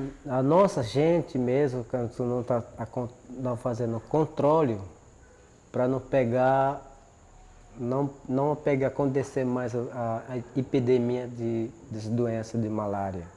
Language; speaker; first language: Portuguese; non-native, local second language; Yanomámi